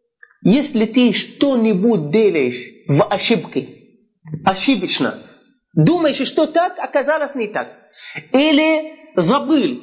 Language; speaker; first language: Russian; non-native, fluent; Arabic